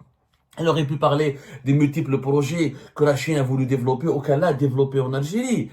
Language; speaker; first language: French; non-native, local second language; Arabic